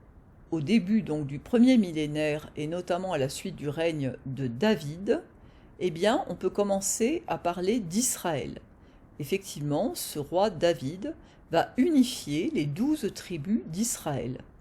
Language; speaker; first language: French; native; French